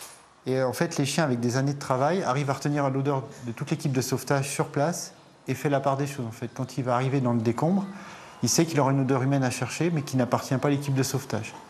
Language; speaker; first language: French; native; French